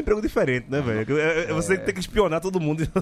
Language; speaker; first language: Portuguese; native; Portuguese